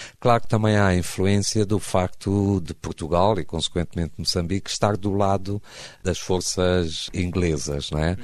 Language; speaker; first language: Portuguese; native; Portuguese